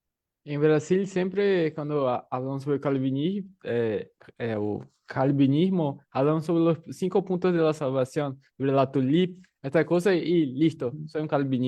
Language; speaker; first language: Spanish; non-native, fluent; Portuguese